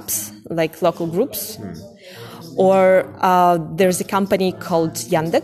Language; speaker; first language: English; non-native, fluent; Russian